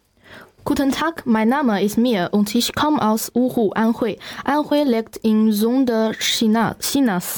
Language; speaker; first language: German; non-native, learner; Chinese